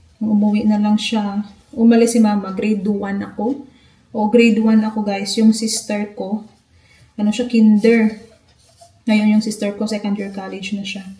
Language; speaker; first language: Filipino; non-native, local second language; Hiligaynon